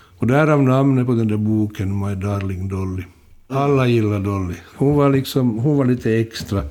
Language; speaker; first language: Swedish; native; Swedish